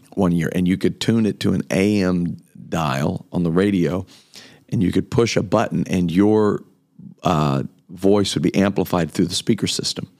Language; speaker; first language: English; native; English